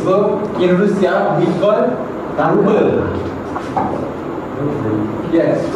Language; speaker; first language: English; non-native, fluent; Malay